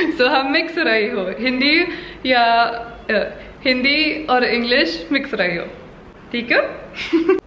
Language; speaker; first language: Hindi; non-native, learner; German